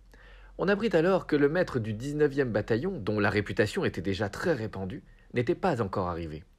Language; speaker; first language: French; native; French